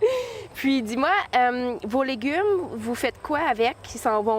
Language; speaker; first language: French; native; French